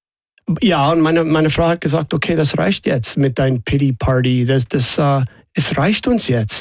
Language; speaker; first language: German; non-native, fluent; English